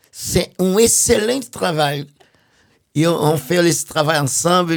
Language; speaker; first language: French; non-native, fluent; Portuguese